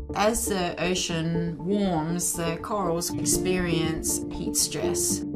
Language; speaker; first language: English; non-native, fluent; Danish